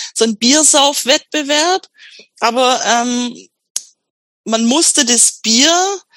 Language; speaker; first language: German; native; German